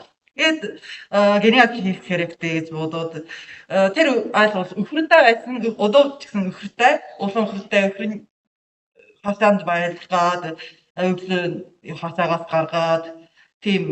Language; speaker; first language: Mongolian; non-native, learner; Japanese